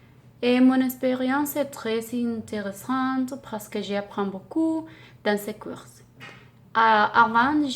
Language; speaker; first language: French; non-native, learner; Spanish